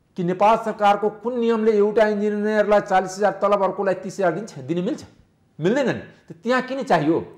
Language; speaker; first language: Nepali; native; Nepali